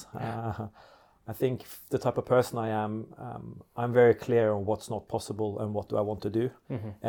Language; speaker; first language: English; non-native, fluent; Norwegian